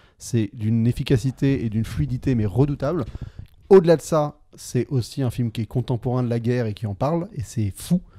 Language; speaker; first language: French; native; French